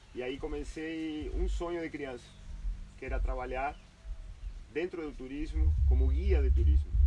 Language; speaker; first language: Portuguese; non-native, fluent; Spanish